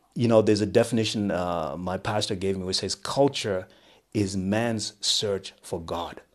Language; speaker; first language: English; non-native, local second language; Shona